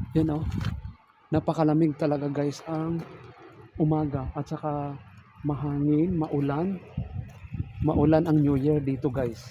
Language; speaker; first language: Filipino; native; Filipino